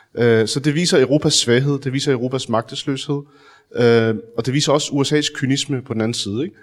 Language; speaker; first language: Danish; early bilingual, other home language; Arabic